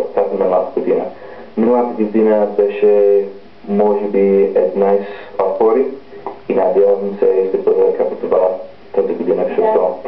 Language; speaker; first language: Bulgarian; non-native, learner; English